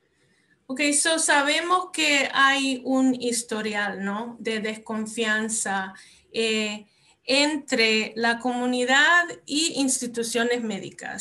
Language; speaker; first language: Spanish; early bilingual, heritage; Spanish